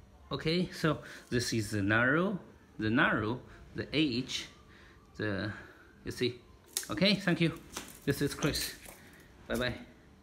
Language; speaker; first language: English; non-native, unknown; Chinese